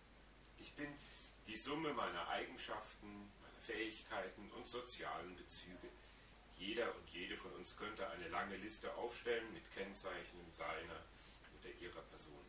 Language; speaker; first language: German; native; German